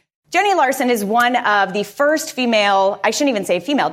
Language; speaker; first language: English; native; English